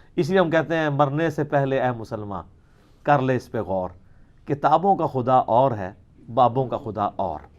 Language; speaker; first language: Urdu; non-native, local second language; Punjabi